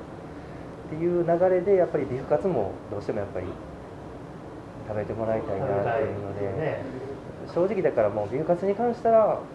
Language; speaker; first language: Japanese; native; Japanese